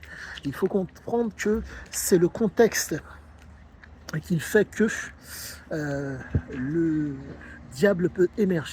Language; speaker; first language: French; native; French